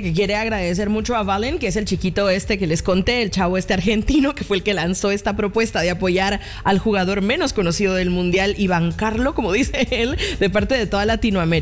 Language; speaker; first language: Spanish; native; Spanish